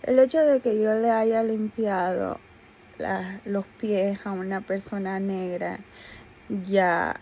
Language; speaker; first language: Spanish; native; Spanish